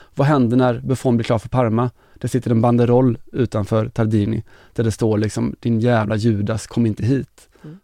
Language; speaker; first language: Swedish; native; Swedish